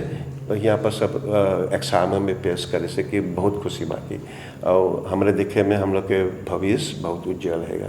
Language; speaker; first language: Hindi; non-native, learner; Caribbean Hindustani